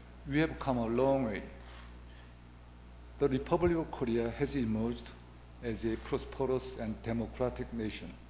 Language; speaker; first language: English; non-native, fluent; Korean